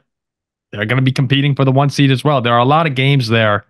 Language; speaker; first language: English; native; English